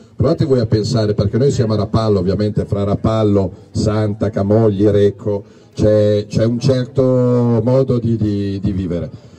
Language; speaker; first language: Italian; native; Italian